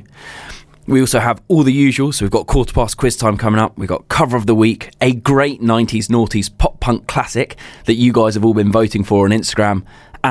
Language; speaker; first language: English; native; English